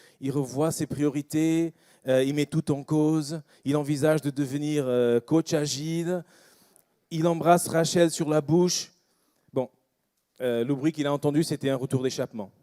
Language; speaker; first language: French; non-native, fluent; Portuguese